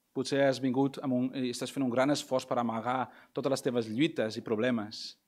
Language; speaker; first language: Catalan; non-native, fluent; English